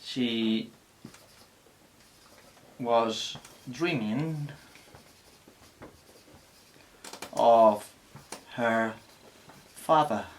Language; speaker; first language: English; non-native, fluent; Spanish